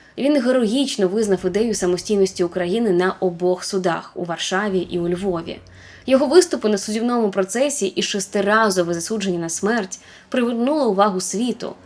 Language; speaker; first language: Ukrainian; non-native, local second language; Russian